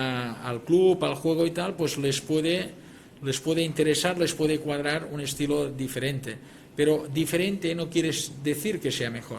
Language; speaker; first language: Spanish; non-native, local second language; Catalan